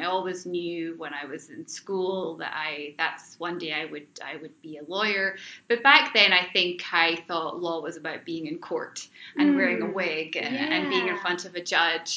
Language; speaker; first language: English; native; English